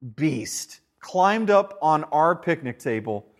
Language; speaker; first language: English; native; English